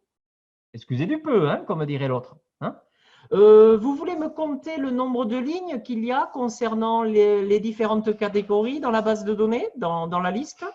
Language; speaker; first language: French; native; French